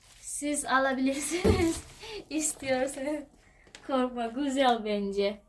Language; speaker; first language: Turkish; non-native, learner; Indonesian